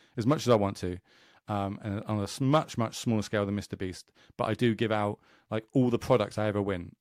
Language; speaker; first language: English; native; English